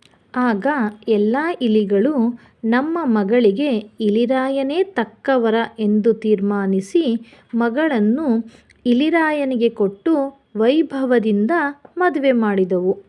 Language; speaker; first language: Kannada; native; Kannada